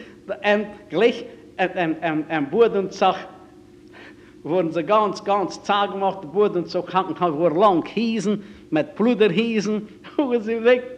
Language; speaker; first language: German; native; German